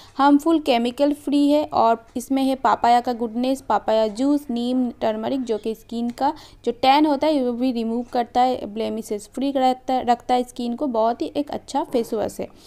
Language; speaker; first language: Hindi; non-native, local second language; Bangla